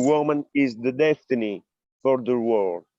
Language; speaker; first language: English; non-native, learner; Italian